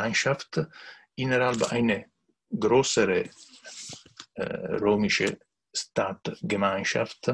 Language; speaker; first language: German; non-native, learner; Italian